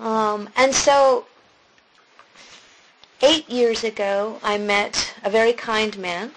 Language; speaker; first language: English; native; English